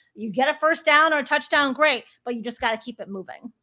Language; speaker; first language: English; native; English